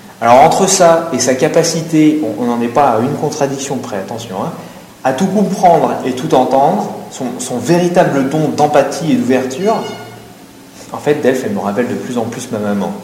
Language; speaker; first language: French; native; French